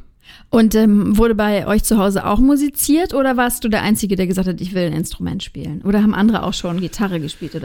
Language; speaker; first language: German; native; German